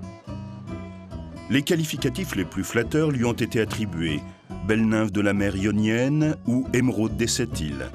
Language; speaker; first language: French; native; French